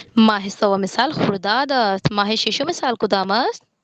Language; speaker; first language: Persian; non-native, learner; Urdu